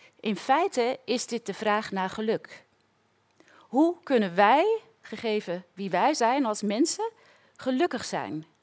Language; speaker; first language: Dutch; native; Dutch